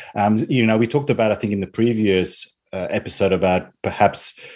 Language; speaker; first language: English; non-native, fluent; Spanish